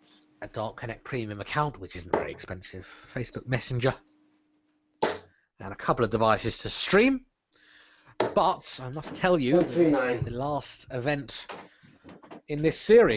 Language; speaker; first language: English; native; English